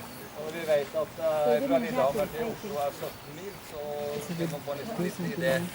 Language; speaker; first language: Norwegian; native; Norwegian